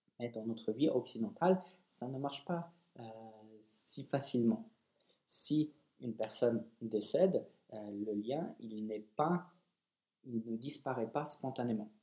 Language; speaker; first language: French; non-native, fluent; Polish